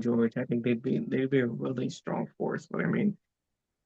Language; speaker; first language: English; native; English